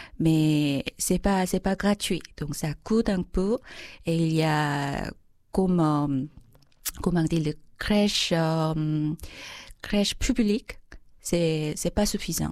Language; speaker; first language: French; non-native, fluent; Korean